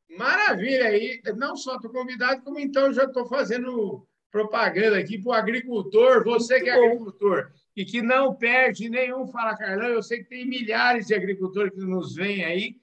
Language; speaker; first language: Portuguese; native; Portuguese